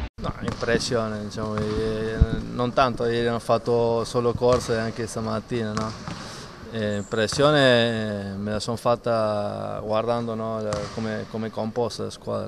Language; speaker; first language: Italian; non-native, fluent; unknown